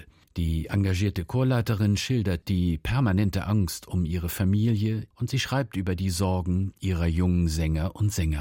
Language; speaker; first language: German; native; German